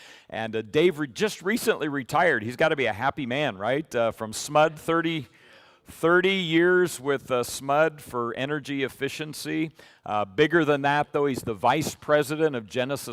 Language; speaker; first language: English; native; English